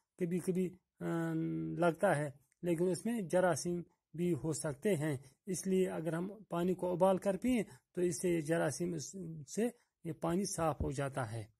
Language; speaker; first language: Urdu; non-native, local second language; Kashmiri